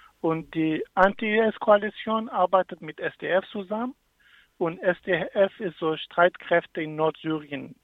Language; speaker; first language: German; non-native, fluent; Kurdish